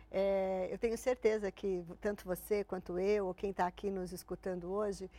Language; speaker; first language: Portuguese; native; Portuguese